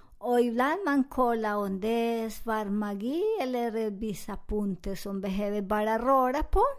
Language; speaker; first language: Swedish; non-native, learner; Spanish